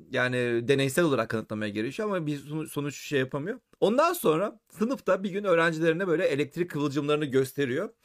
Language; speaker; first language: Turkish; native; Turkish